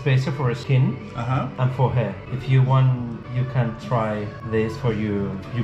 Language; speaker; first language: English; non-native, learner; Spanish